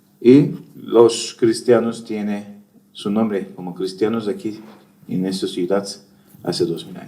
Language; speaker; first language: Spanish; non-native, fluent; Turkish